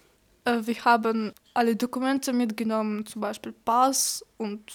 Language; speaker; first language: German; non-native, learner; Ukrainian